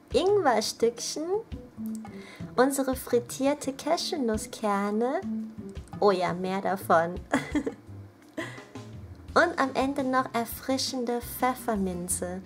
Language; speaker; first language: German; native; German